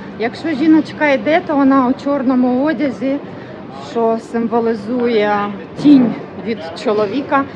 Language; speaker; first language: Ukrainian; non-native, local second language; Russian